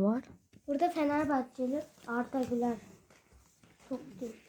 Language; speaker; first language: Turkish; early bilingual, heritage; Turkish